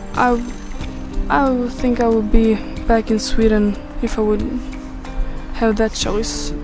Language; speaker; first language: English; non-native, learner; Swedish